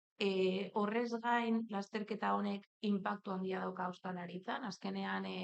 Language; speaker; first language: Basque; native; Basque